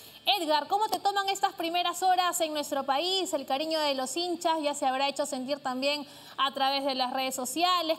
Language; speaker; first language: Spanish; native; Spanish